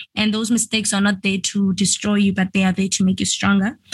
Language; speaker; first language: English; non-native, local second language; Venda